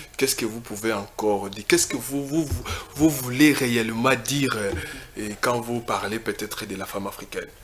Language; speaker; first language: French; non-native, local second language; Lingala